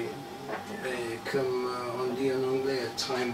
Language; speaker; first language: French; non-native, learner; English